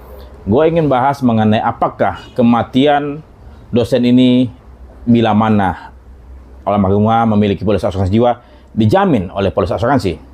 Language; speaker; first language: Indonesian; native; Indonesian